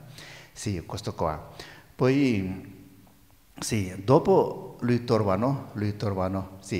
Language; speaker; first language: Italian; non-native, learner; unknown